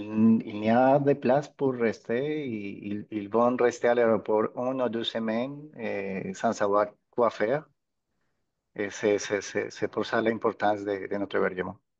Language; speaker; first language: French; non-native, fluent; Spanish